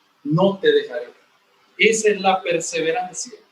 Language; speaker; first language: Spanish; native; Spanish